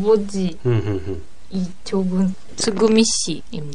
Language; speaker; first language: Korean; non-native, learner; Japanese